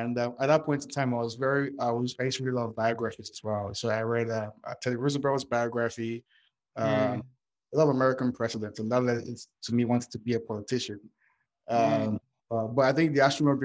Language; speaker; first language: English; non-native, local second language; Yoruba